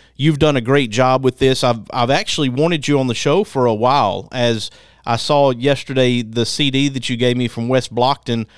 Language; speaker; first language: English; native; English